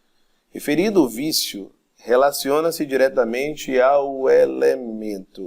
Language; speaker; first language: Portuguese; native; Portuguese